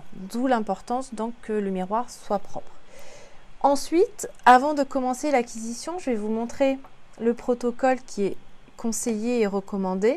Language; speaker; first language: French; native; French